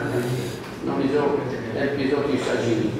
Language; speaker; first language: Greek; non-native, learner; French